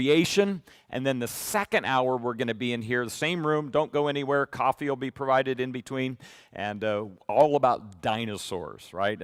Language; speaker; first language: English; native; English